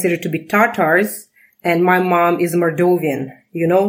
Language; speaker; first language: English; non-native, fluent; Russian